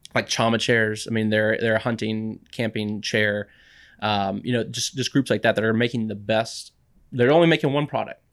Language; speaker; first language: English; native; English